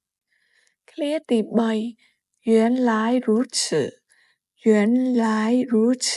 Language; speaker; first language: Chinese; non-native, fluent; Khmer